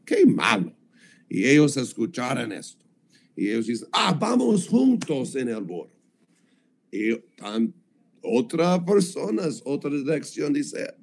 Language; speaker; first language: Spanish; non-native, learner; English